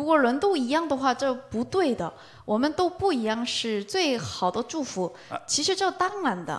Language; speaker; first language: Chinese; non-native, learner; Korean